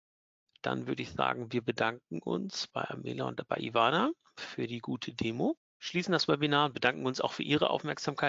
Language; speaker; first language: German; native; German